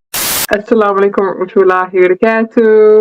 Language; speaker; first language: Indonesian; non-native, learner; English